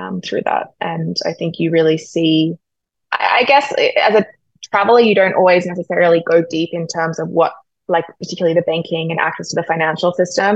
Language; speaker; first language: English; native; English